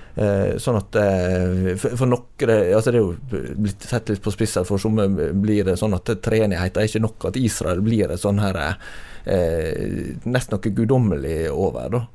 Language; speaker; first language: Norwegian; native; Norwegian